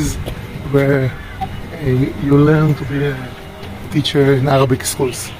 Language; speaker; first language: English; non-native, learner; Hebrew